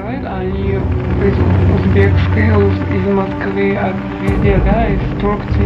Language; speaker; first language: Russian; non-native, learner; Uzbek